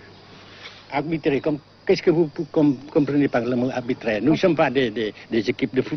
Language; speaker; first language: French; non-native, local second language; Vietnamese